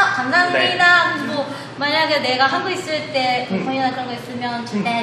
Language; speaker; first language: Korean; non-native, learner; Japanese